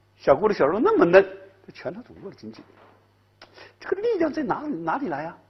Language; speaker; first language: Chinese; native; Chinese